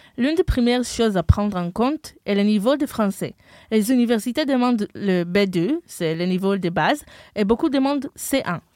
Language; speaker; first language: French; non-native, fluent; Hebrew